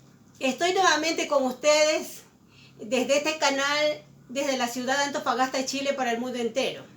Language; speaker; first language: Spanish; native; Spanish